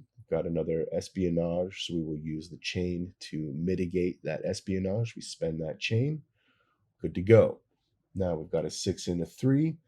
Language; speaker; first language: English; native; English